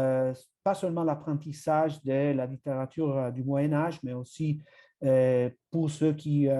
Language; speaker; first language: French; non-native, fluent; Italian